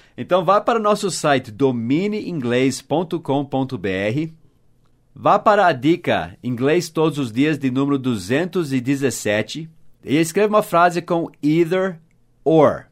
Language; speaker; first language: Portuguese; non-native, fluent; English